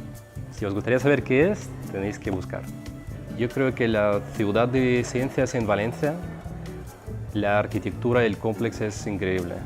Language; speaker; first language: Spanish; non-native, fluent; Russian